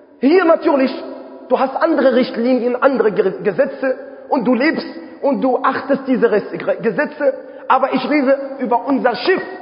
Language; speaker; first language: German; non-native, fluent; Arabic